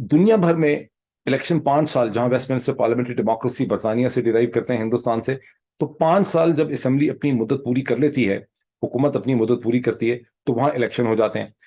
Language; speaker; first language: Urdu; native; Urdu